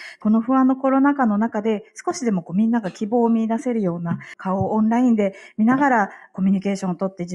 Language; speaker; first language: Japanese; native; Japanese